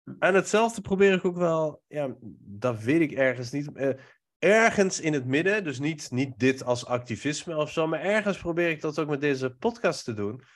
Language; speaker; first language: Dutch; early bilingual, other home language; Persian